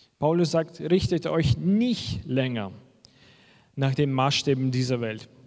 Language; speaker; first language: German; non-native, fluent; Russian